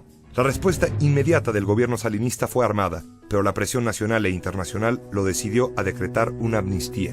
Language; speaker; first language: Spanish; native; Spanish